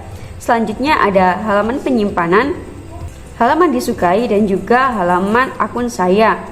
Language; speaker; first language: Indonesian; native; Indonesian